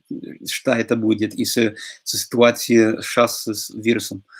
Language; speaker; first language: Russian; non-native, fluent; English